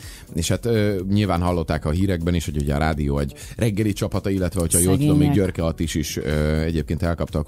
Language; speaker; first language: Hungarian; native; Hungarian